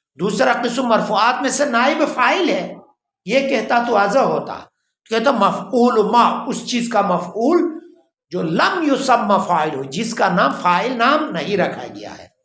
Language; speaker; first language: Urdu; non-native, local second language; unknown